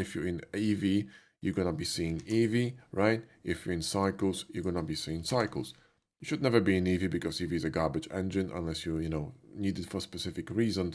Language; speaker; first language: English; non-native, fluent; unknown